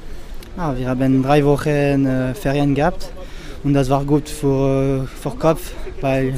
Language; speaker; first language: German; non-native, learner; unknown